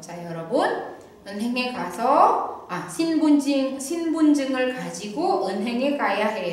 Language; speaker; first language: Korean; non-native, fluent; Indonesian